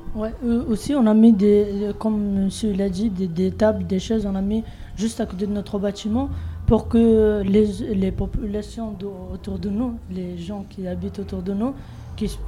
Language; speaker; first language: French; non-native, fluent; Bangla